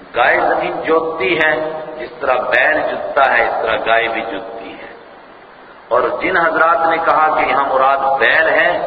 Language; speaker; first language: Urdu; non-native, local second language; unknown